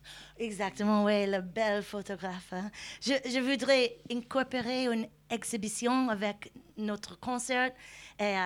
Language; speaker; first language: French; non-native, learner; English